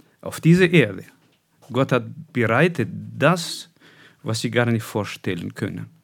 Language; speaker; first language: German; non-native, fluent; Russian